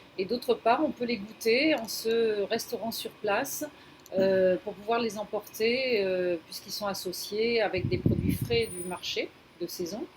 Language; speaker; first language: French; non-native, fluent; Spanish